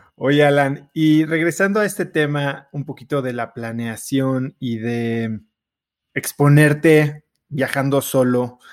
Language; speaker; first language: Spanish; native; Spanish